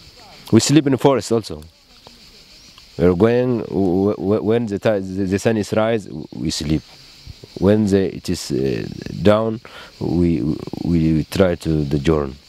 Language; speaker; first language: English; non-native, learner; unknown